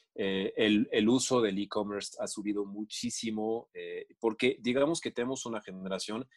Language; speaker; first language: Spanish; non-native, fluent; French